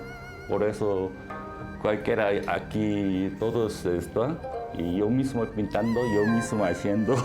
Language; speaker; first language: Spanish; non-native, learner; Korean